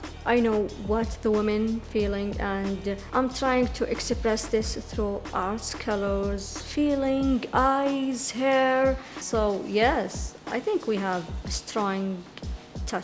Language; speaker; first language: English; non-native, learner; Arabic